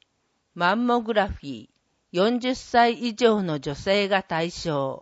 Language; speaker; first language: Japanese; native; Japanese